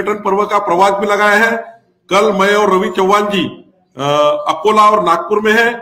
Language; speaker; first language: Hindi; non-native, local second language; Marathi